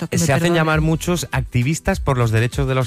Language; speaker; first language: Spanish; native; Spanish